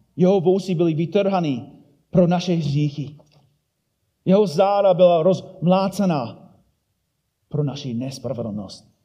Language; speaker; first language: Czech; non-native, fluent; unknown